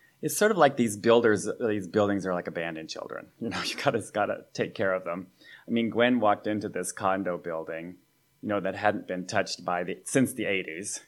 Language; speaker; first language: English; native; English